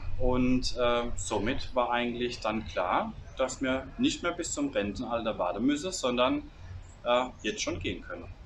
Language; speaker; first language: German; native; German